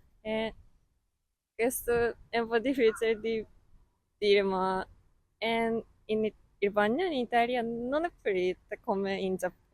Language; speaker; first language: Italian; non-native, learner; Japanese